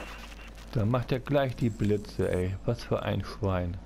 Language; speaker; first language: German; native; German